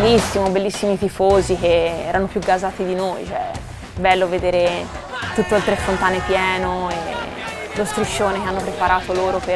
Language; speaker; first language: Italian; native; Italian